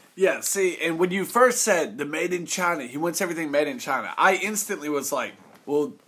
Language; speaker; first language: English; native; English